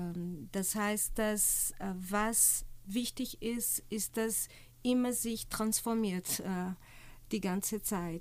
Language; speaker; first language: German; non-native, fluent; Portuguese